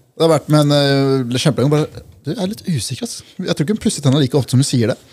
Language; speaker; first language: Norwegian; early bilingual, other home language; Punjabi